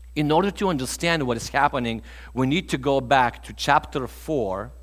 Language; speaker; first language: English; non-native, fluent; Bulgarian